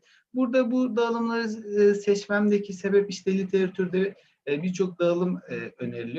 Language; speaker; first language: Turkish; native; Turkish